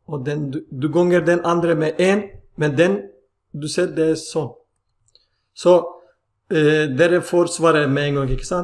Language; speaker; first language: Norwegian; non-native, learner; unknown